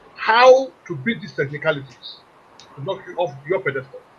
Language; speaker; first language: English; non-native, local second language; Yoruba